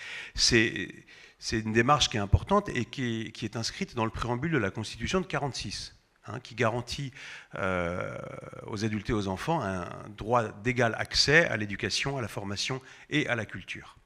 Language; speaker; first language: French; native; French